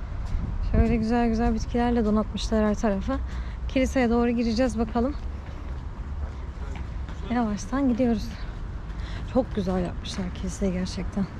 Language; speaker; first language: Turkish; native; Turkish